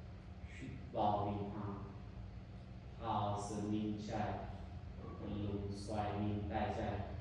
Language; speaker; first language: Vietnamese; non-native, learner; Indonesian